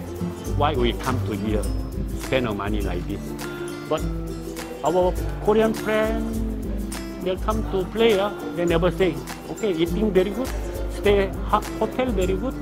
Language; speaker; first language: English; non-native, learner; Korean